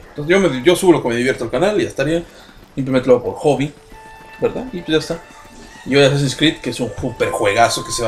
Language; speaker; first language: Spanish; native; Spanish